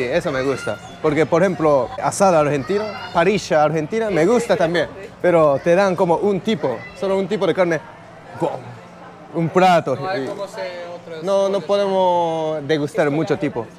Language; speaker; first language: Spanish; non-native, fluent; Japanese